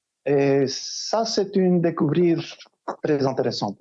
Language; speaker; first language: French; non-native, fluent; Romanian